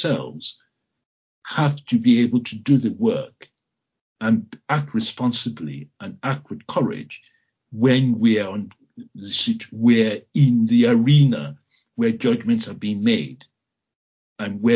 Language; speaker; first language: English; non-native, local second language; Yoruba